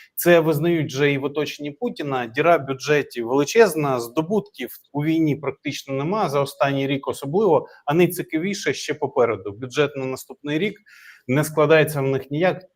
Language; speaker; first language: Ukrainian; native; Ukrainian